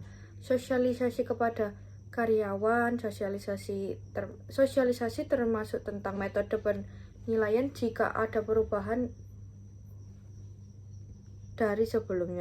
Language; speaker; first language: Indonesian; native; Indonesian